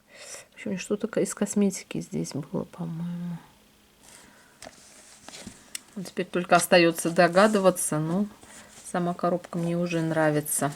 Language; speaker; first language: Russian; native; Russian